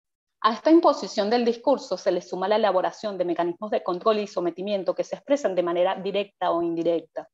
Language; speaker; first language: Spanish; native; Spanish